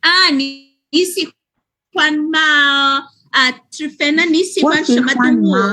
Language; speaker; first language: Chinese; non-native, fluent; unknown